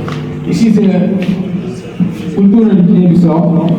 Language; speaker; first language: French; non-native, learner; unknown